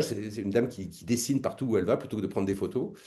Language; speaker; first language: French; native; French